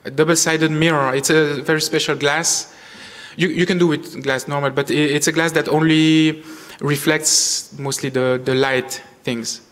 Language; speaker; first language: English; non-native, fluent; French